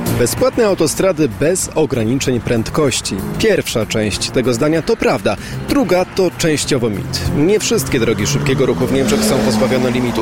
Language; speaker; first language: Polish; native; Polish